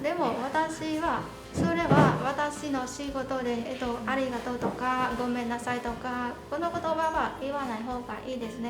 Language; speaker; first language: Japanese; non-native, learner; Vietnamese